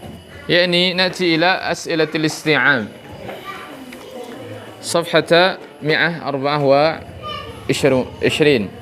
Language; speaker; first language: Arabic; non-native, fluent; Indonesian